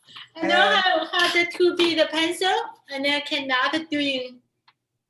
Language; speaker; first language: English; non-native, learner; Chinese